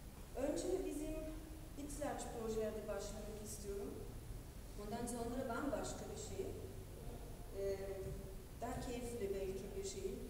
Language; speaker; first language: Turkish; non-native, fluent; German